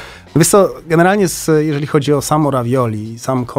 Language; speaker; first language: Polish; native; Polish